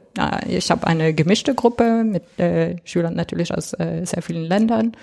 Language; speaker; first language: German; non-native, fluent; French